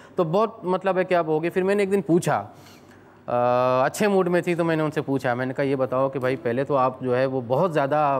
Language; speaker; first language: Urdu; native; Urdu